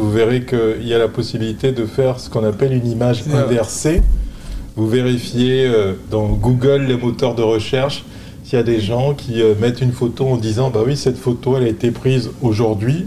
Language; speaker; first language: French; native; French